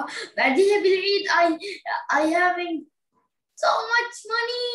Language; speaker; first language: English; non-native, learner; Arabic